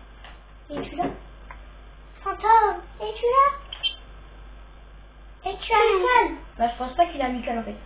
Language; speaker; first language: French; native; French